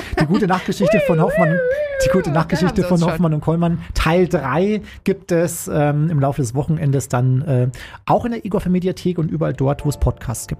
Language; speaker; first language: German; native; German